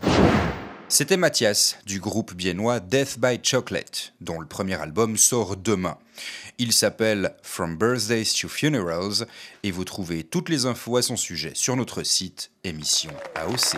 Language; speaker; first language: French; native; French